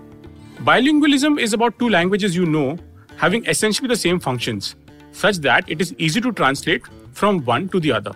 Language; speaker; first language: English; non-native, local second language; Hindi